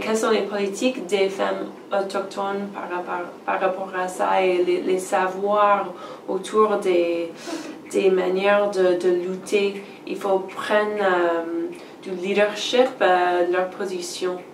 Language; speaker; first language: French; non-native, fluent; English